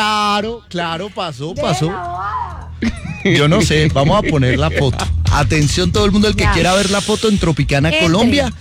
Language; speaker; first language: Spanish; native; Spanish